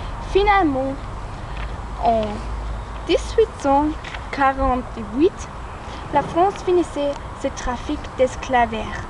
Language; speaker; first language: French; non-native, learner; German